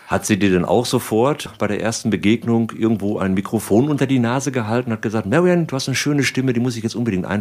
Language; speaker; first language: German; native; German